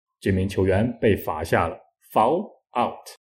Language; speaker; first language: Chinese; native; Chinese